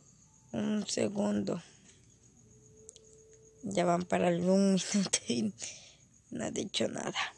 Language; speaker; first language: Spanish; native; Spanish